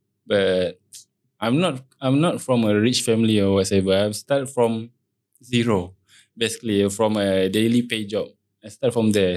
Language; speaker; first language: English; non-native, local second language; Malay